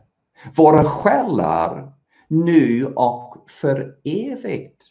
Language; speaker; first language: Swedish; non-native, fluent; English